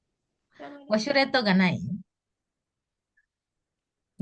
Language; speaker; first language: Japanese; non-native, fluent; Indonesian